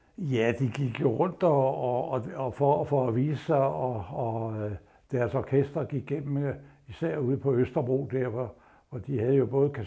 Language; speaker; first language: Danish; native; Danish